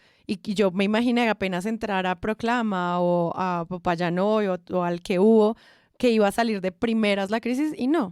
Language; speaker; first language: Spanish; native; Spanish